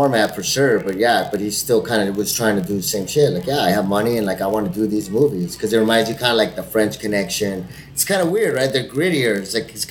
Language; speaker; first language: English; non-native, fluent; Spanish